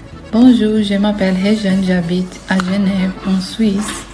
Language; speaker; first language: French; non-native, learner; Portuguese